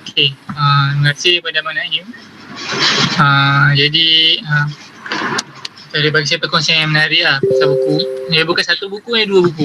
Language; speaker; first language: Malay; native; Malay